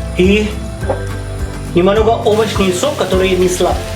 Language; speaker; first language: Russian; non-native, fluent; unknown